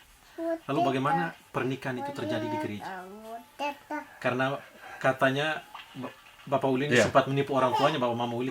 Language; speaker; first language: Indonesian; non-native, fluent; Russian